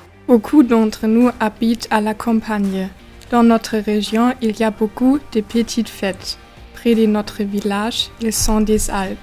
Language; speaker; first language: French; non-native, learner; German